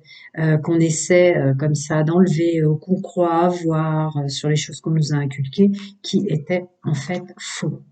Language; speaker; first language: French; native; French